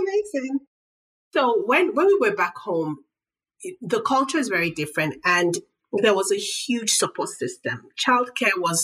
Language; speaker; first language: English; non-native, local second language; Yoruba